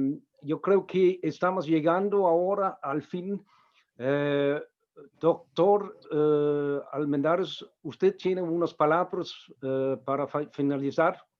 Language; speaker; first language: Spanish; non-native, fluent; Danish